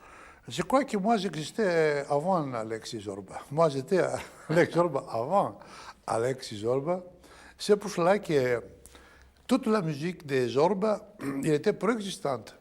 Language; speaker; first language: French; non-native, fluent; Greek